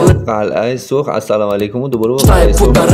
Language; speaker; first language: Persian; native; Persian